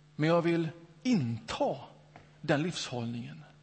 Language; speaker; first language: Swedish; native; Swedish